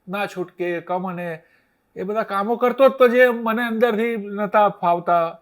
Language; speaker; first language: Gujarati; native; Gujarati